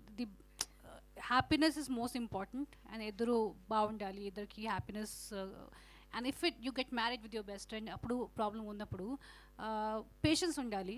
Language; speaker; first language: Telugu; non-native, fluent; Hindi